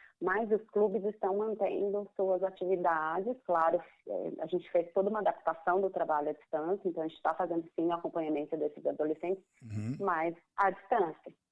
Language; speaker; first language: Portuguese; native; Portuguese